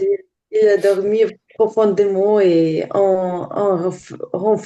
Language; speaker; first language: French; non-native, learner; Ukrainian